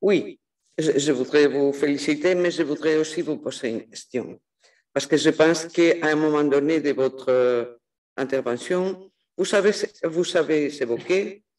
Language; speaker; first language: French; non-native, fluent; Spanish